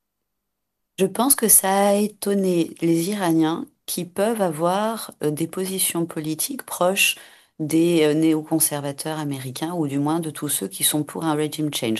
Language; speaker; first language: French; native; French